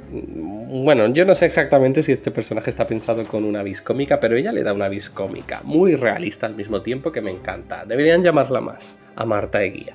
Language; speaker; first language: Spanish; native; Spanish